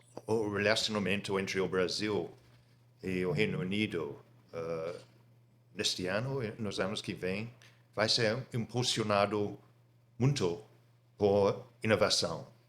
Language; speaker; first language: Portuguese; non-native, fluent; English